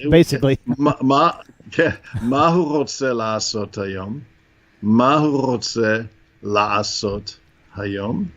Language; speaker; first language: Hebrew; non-native, fluent; English